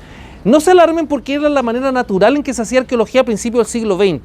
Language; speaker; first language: Spanish; native; Spanish